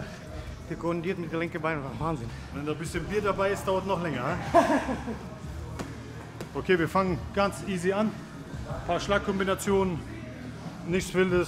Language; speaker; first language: German; native; German